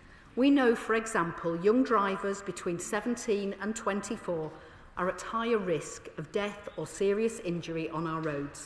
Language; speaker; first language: English; native; English